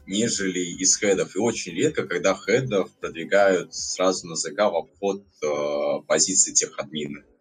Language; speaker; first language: Russian; native; Russian